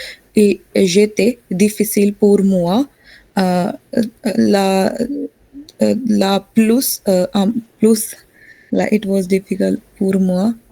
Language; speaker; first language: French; non-native, learner; Hindi